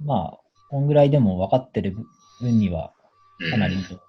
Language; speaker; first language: Japanese; native; Japanese